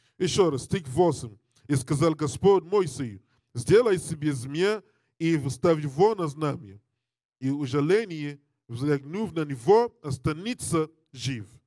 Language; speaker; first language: Russian; non-native, learner; English